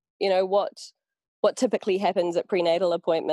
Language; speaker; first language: English; native; English